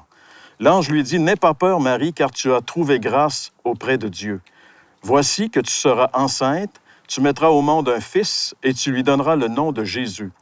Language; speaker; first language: French; native; French